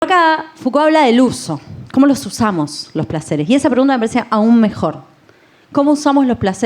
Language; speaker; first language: Spanish; native; Spanish